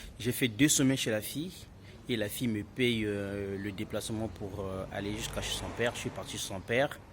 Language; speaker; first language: French; non-native, local second language; Lingala